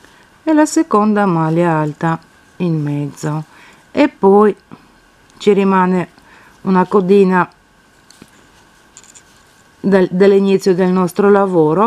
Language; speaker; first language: Italian; non-native, fluent; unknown